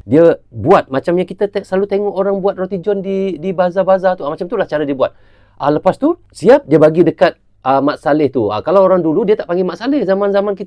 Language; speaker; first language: Malay; native; Malay